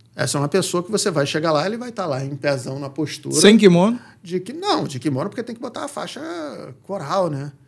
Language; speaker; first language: Portuguese; native; Portuguese